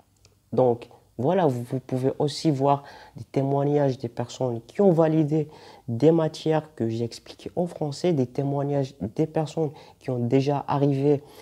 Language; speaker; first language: French; non-native, local second language; Arabic